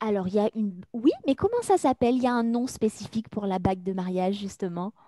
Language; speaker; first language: French; native; French